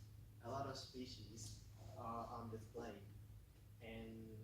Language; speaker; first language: English; non-native, learner; Vietnamese